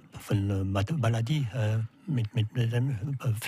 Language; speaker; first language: German; non-native, learner; French